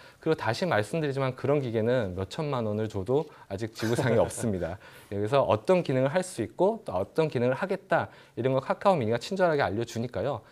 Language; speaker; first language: Korean; native; Korean